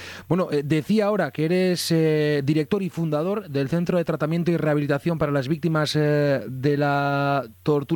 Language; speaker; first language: Spanish; native; Spanish